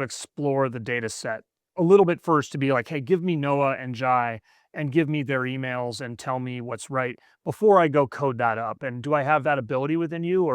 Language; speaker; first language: English; native; English